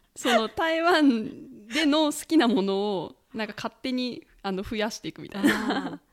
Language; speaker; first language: Japanese; native; Japanese